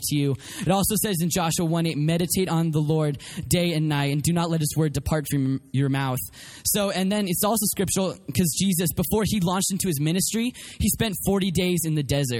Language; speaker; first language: English; native; English